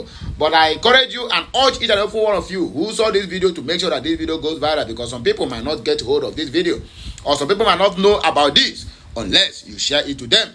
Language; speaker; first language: English; non-native, local second language; Igbo